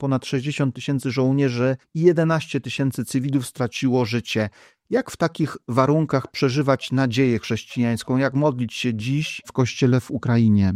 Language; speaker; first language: Polish; native; Polish